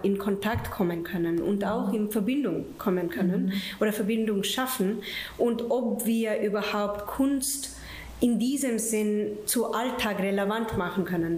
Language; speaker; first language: German; non-native, fluent; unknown